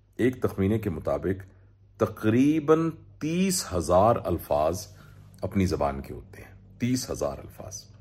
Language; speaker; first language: Urdu; non-native, local second language; Punjabi